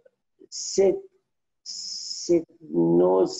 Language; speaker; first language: French; non-native, learner; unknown